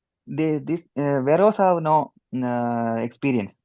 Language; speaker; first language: English; non-native, learner; Malayalam